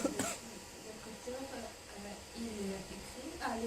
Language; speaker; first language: French; non-native, learner; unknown